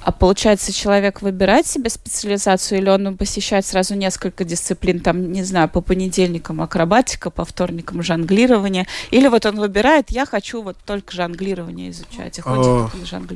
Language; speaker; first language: Russian; native; Russian